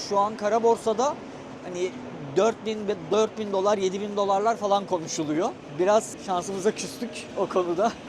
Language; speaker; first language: Turkish; native; Turkish